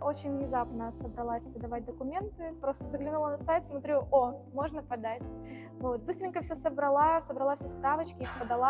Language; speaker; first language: Russian; native; Russian